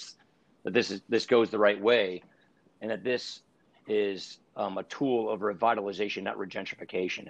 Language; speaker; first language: English; native; English